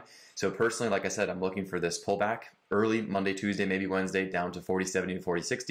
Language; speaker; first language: English; native; English